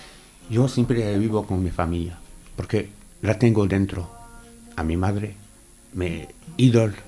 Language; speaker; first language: Spanish; non-native, fluent; Arabic